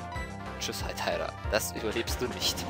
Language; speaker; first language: German; native; German